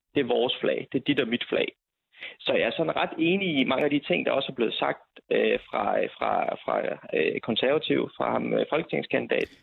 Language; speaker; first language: Danish; early bilingual, other home language; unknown